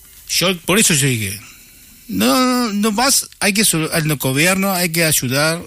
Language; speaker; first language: Spanish; non-native, learner; Chinese